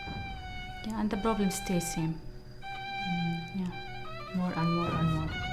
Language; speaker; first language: English; non-native, learner; Arabic